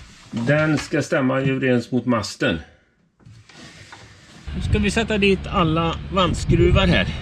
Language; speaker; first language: Swedish; native; Swedish